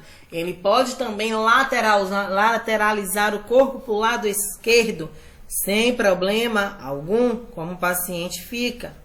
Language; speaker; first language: Portuguese; native; Portuguese